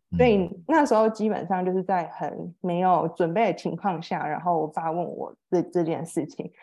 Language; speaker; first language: Chinese; native; Chinese